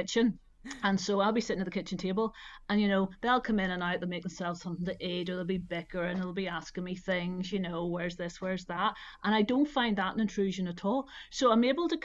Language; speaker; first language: English; native; English